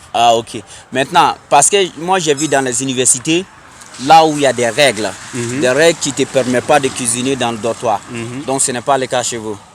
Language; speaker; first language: French; non-native, local second language; Bambara